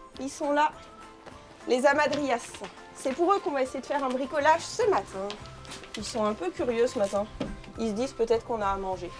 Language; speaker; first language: French; native; French